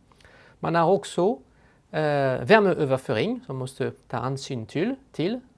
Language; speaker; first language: Swedish; non-native, fluent; French